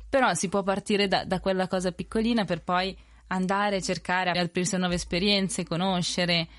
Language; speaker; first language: Italian; early bilingual, other home language; Spanish